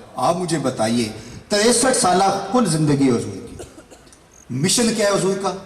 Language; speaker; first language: Urdu; non-native, local second language; Punjabi